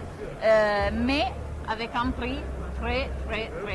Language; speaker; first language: French; non-native, fluent; Italian